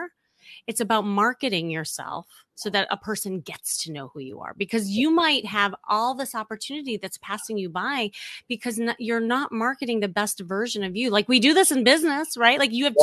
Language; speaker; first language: English; native; English